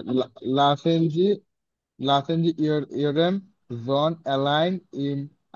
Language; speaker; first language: German; non-native, learner; Bangla